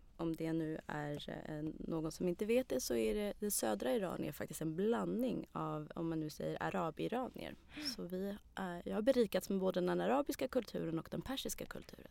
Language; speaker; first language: Swedish; early bilingual, other home language; Arabic